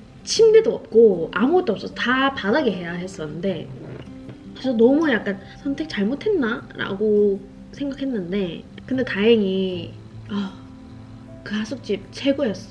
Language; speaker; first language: Korean; non-native, fluent; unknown